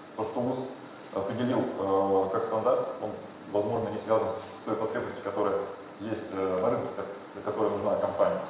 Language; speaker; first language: Russian; native; Russian